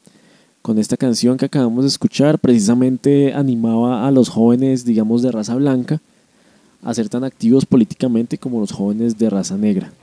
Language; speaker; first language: Spanish; native; Spanish